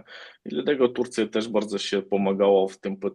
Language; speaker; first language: Polish; non-native, learner; Ukrainian